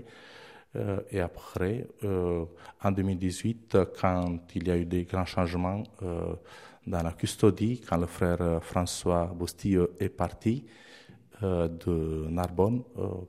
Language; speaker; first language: French; non-native, fluent; Romanian